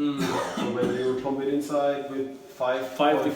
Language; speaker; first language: English; non-native, learner; German